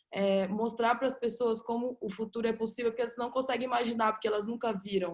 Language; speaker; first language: Portuguese; native; Portuguese